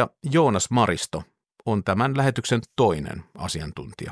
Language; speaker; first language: Finnish; native; Finnish